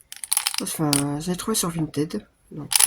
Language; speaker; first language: French; native; French